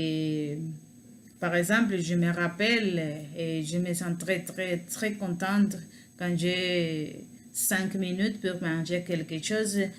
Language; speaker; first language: French; non-native, learner; Spanish